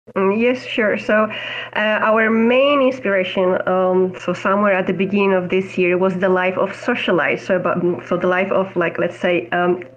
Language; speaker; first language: English; non-native, fluent; Polish